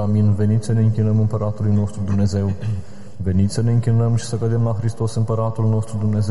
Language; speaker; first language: Romanian; native; Romanian